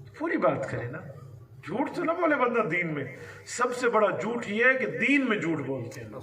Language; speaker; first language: Urdu; non-native, local second language; Saraiki